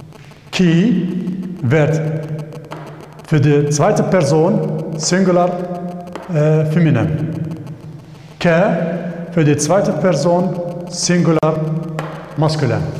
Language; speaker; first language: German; non-native, fluent; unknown